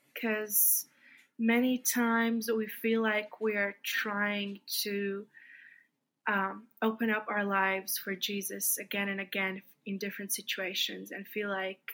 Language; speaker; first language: English; non-native, fluent; Latvian